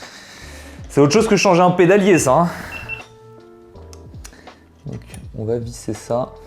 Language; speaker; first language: French; native; French